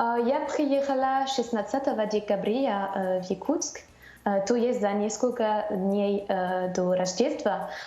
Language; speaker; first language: Russian; non-native, learner; French